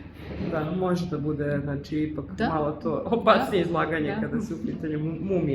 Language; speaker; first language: Bosnian; native; Bosnian